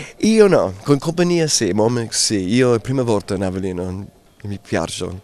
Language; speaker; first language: Italian; non-native, learner; English